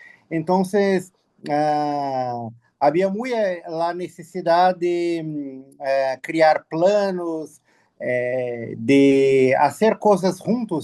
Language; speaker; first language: Spanish; non-native, learner; Portuguese